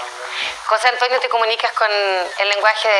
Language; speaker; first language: Spanish; native; Spanish